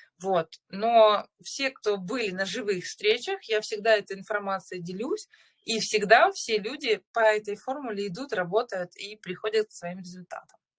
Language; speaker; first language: Russian; native; Russian